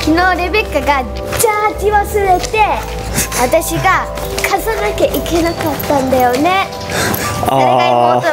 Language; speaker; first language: Japanese; early bilingual, other home language; English